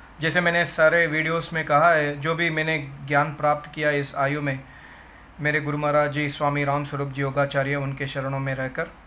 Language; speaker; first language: Hindi; non-native, local second language; Tamil